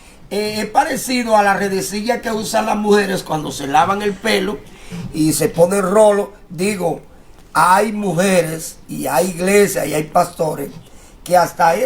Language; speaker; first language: Spanish; native; Spanish